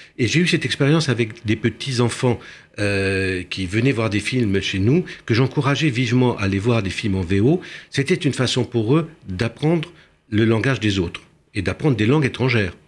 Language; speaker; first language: French; early bilingual, other home language; Romanian